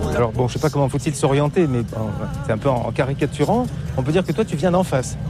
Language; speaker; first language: French; native; French